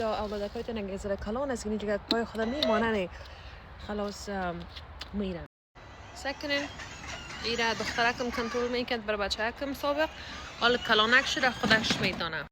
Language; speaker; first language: Persian; native; Persian